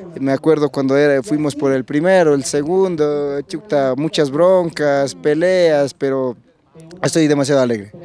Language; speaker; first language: Spanish; native; Spanish